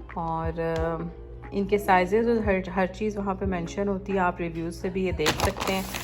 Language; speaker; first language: Urdu; native; Urdu